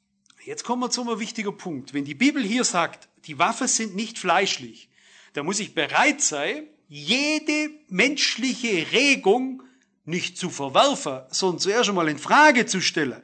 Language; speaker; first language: German; native; German